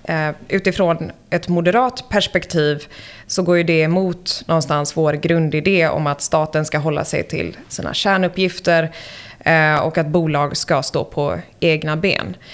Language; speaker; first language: Swedish; native; Swedish